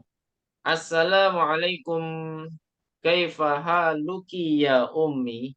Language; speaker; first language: Arabic; non-native, learner; Indonesian